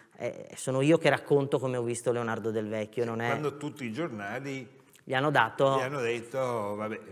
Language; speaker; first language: Italian; native; Italian